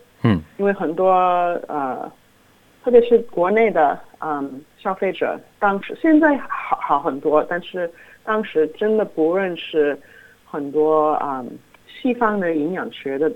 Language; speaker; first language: Chinese; non-native, fluent; English